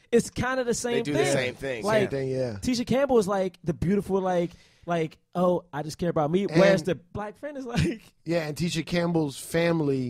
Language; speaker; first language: English; native; English